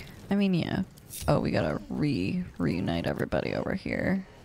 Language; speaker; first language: English; native; English